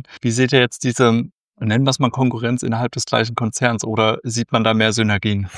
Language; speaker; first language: German; native; German